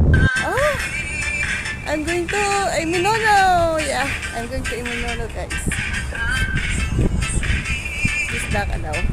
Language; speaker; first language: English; non-native, learner; Filipino